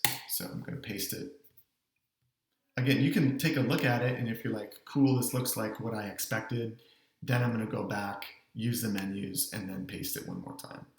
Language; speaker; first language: English; native; English